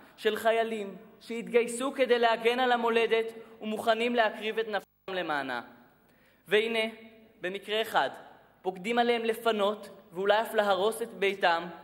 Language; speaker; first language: Hebrew; native; Hebrew